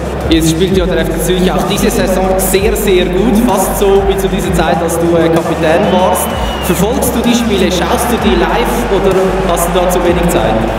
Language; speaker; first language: German; native; German